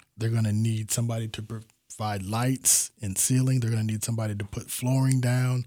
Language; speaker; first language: English; native; English